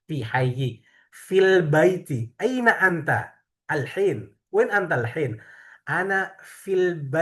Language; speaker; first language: Arabic; non-native, fluent; Indonesian